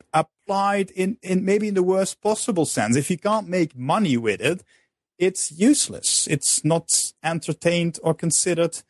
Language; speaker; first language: English; non-native, fluent; Dutch